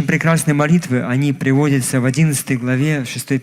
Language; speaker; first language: Russian; native; Russian